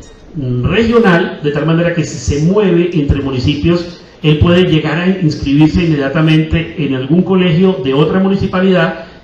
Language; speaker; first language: Spanish; native; Spanish